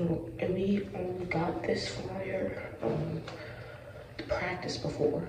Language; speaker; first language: English; native; English